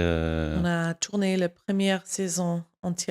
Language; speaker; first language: French; non-native, fluent; English